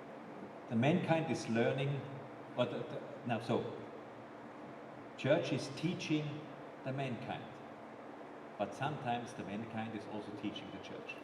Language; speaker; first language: English; non-native, fluent; German